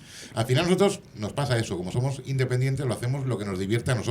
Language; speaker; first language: Spanish; native; Spanish